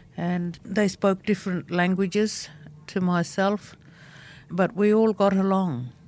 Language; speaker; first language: English; non-native, local second language; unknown